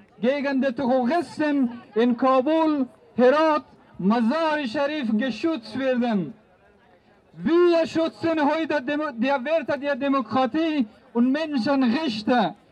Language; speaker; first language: German; non-native, fluent; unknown